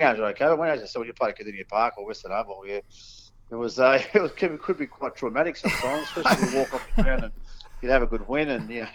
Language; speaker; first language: English; native; English